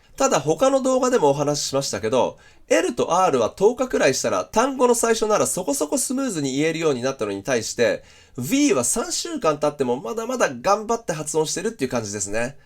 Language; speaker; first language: Japanese; native; Japanese